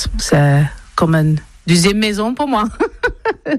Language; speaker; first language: French; non-native, learner; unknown